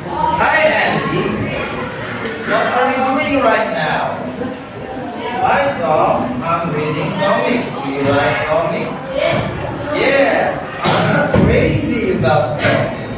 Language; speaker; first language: English; non-native, local second language; Javanese